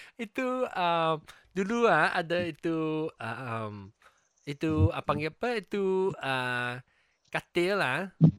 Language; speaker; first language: Malay; non-native, local second language; Chinese